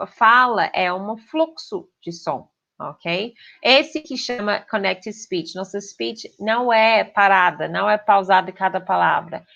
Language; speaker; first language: Portuguese; non-native, fluent; English